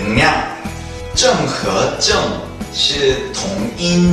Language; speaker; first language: Chinese; non-native, learner; Korean